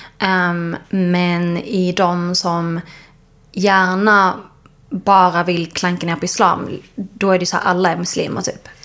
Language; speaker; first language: Swedish; early bilingual, other home language; Arabic